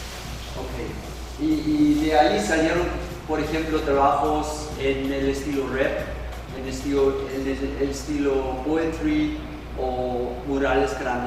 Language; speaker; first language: Spanish; non-native, learner; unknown